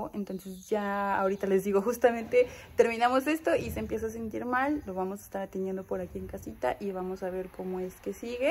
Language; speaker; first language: Spanish; native; Spanish